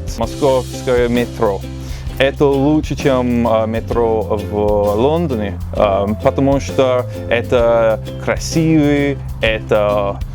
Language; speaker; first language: Russian; non-native, learner; English